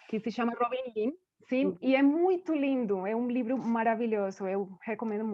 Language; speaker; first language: Portuguese; non-native, fluent; Spanish